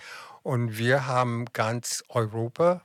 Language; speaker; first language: German; non-native, fluent; English